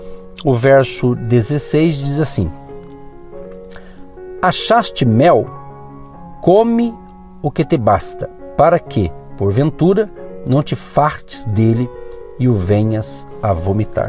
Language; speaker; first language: Portuguese; native; Portuguese